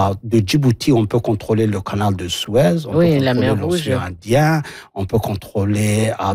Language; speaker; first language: French; non-native, local second language; Somali